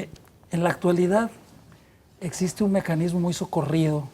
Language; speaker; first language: Spanish; native; Spanish